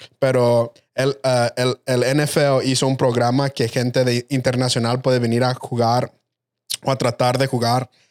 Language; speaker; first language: Spanish; early bilingual, heritage; Spanish